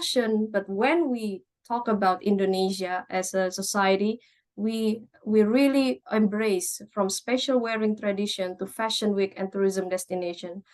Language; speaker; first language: English; non-native, fluent; Indonesian